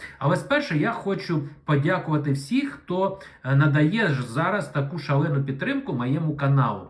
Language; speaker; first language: Ukrainian; non-native, local second language; Russian